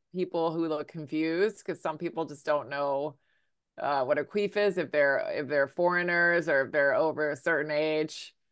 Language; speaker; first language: English; native; English